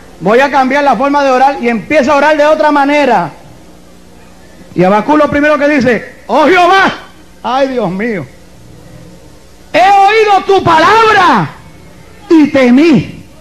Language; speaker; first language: Spanish; native; Spanish